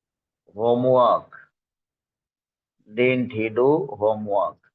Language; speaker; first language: English; non-native, local second language; Marathi